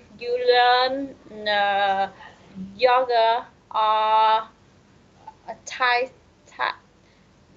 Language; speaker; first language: English; non-native, learner; Vietnamese